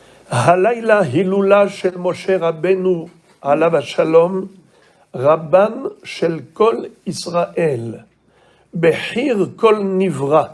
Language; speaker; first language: Hebrew; non-native, fluent; French